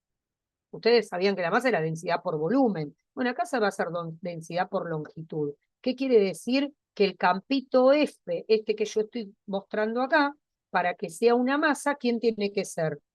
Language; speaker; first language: Spanish; native; Spanish